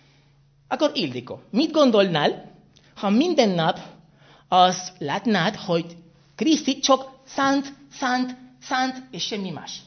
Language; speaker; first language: Hungarian; non-native, fluent; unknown